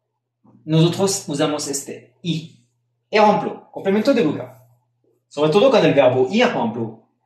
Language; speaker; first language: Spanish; non-native, fluent; French